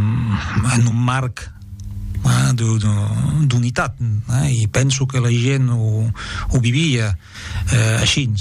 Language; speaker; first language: Catalan; non-native, fluent; French